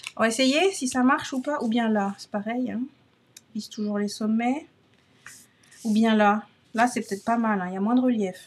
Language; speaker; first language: French; native; French